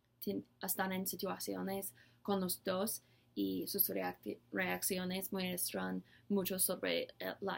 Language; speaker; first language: Spanish; non-native, learner; English